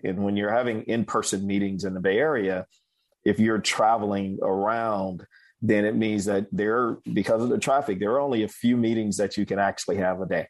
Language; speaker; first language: English; native; English